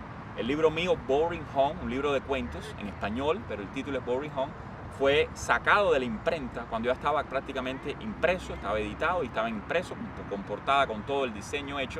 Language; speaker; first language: Spanish; native; Spanish